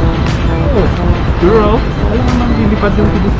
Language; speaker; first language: Filipino; non-native, local second language; Cebuano